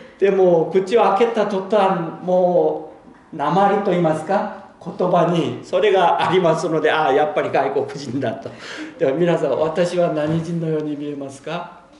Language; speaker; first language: Japanese; non-native, fluent; Korean